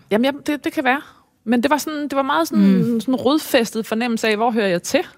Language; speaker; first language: Danish; native; Danish